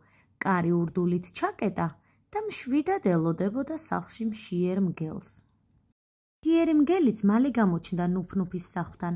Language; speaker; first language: Georgian; native; Georgian